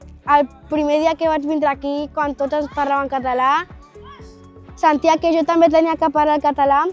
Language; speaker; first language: Catalan; early bilingual, other home language; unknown